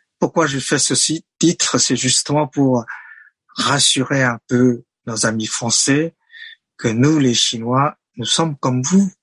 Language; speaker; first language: French; non-native, fluent; Chinese